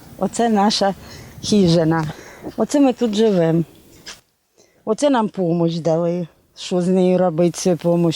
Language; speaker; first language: Ukrainian; native; Ukrainian